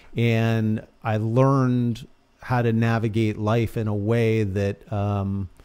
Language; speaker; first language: English; native; English